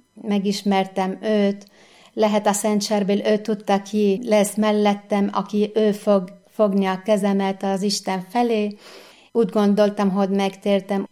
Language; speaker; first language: Hungarian; non-native, fluent; Arabic